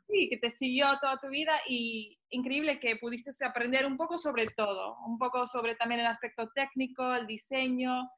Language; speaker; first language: Spanish; early bilingual, heritage; Spanish